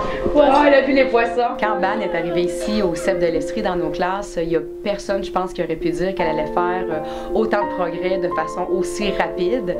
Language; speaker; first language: French; native; French